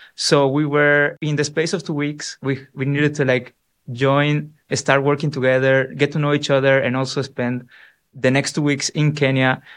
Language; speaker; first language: English; non-native, fluent; Spanish